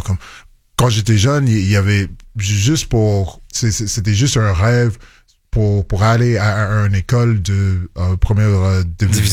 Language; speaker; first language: French; non-native, local second language; English